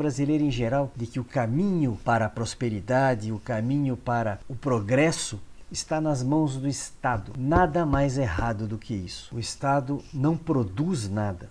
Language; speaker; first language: Portuguese; native; Portuguese